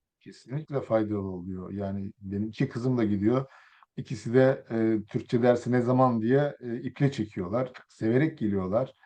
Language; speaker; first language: Turkish; early bilingual, other home language; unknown